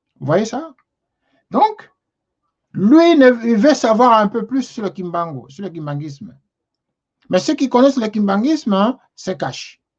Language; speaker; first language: French; non-native, local second language; Lingala